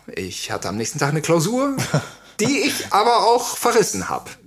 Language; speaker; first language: German; native; German